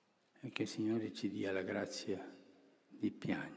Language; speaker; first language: Italian; early bilingual, heritage; Spanish